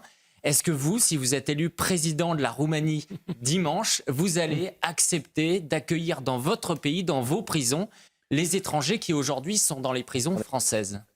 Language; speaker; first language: French; native; French